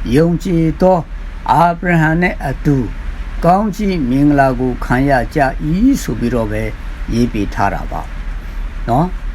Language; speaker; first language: Burmese; non-native, local second language; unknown